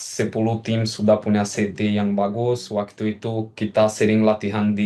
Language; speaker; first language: Indonesian; non-native, fluent; Portuguese